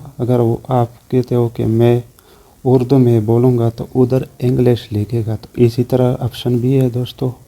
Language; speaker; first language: Urdu; non-native, local second language; Pashto